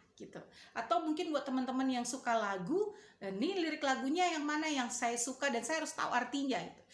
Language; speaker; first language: Indonesian; native; Indonesian